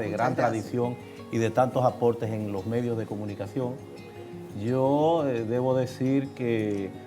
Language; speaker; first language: Spanish; native; Spanish